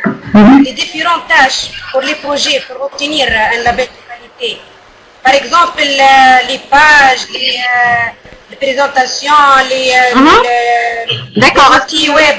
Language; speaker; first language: French; non-native, local second language; Arabic